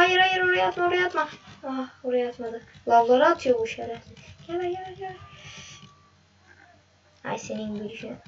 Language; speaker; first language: Turkish; native; Turkish